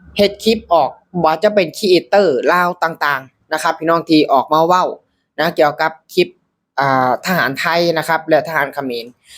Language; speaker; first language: Thai; native; Thai